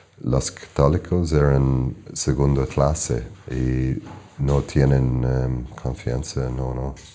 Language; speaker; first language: Spanish; non-native, learner; English